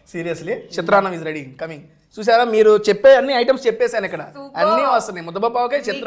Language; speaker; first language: Telugu; native; Telugu